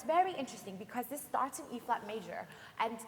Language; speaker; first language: English; native; English